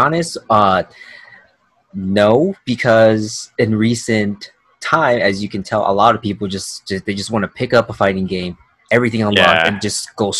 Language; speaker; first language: English; native; English